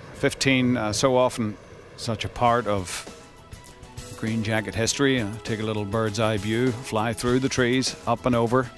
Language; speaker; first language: English; native; English